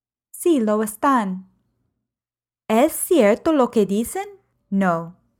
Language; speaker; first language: Spanish; non-native, fluent; English